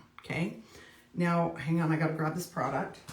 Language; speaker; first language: English; native; English